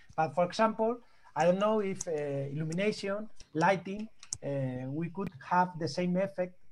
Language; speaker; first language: English; non-native, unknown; Spanish